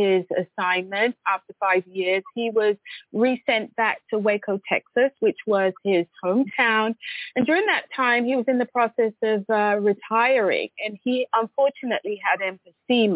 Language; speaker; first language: English; native; English